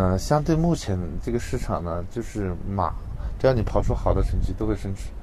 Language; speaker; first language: Chinese; non-native, local second language; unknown